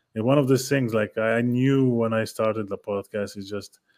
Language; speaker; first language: English; non-native, fluent; Arabic